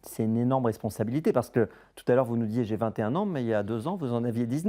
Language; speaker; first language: French; native; French